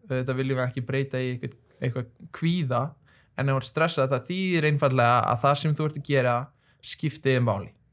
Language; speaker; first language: Icelandic; early bilingual, other home language; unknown